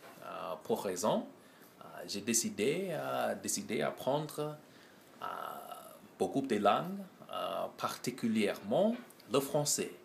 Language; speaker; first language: French; non-native, learner; English